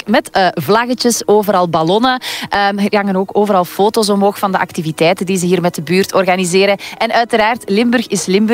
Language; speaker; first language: Dutch; native; Dutch